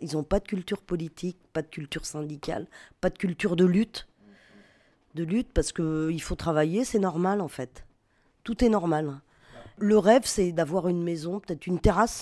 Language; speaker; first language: French; native; French